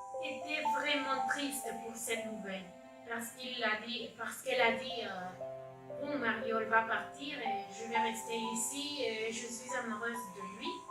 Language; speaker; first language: French; non-native, learner; Spanish